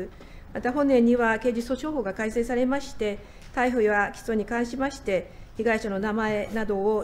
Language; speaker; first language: Japanese; native; Japanese